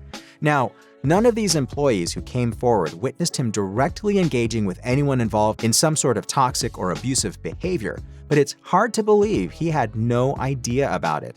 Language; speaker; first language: English; native; English